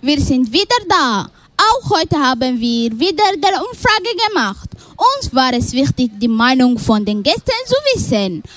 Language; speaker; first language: German; non-native, learner; Somali